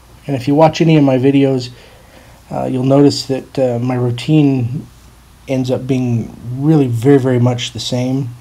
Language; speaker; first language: English; native; English